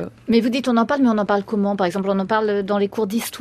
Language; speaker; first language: French; native; French